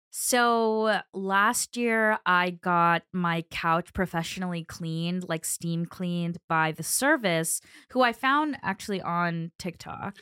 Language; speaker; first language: English; early bilingual, other home language; Telugu